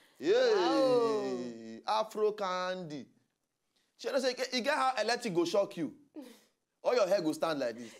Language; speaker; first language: Nigerian Pidgin; native; Nigerian Pidgin